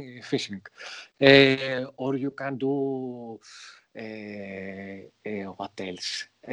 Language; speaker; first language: English; non-native, learner; Greek